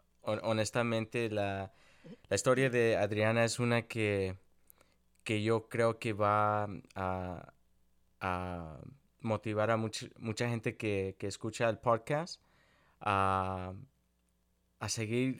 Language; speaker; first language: Spanish; early bilingual, other home language; English